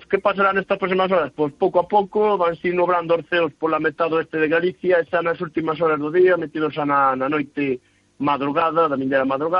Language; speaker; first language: Spanish; non-native, local second language; Galician